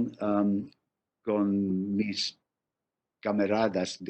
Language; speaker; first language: Spanish; non-native, fluent; English